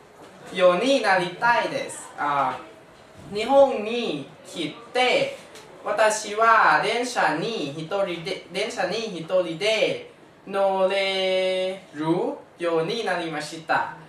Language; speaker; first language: Japanese; non-native, learner; Thai